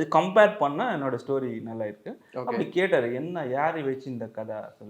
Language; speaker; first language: Tamil; non-native, learner; Telugu